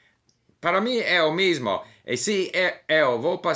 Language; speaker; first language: Portuguese; non-native, learner; English